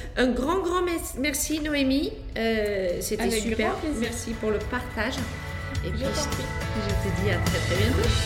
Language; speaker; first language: French; non-native, fluent; Dutch